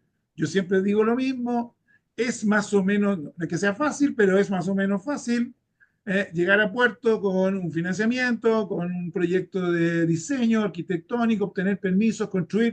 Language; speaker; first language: Spanish; native; Spanish